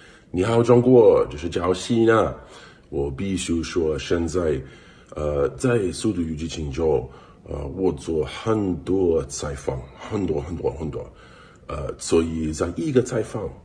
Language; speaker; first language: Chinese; non-native, learner; English